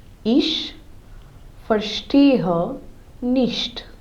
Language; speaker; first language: German; non-native, fluent; Hindi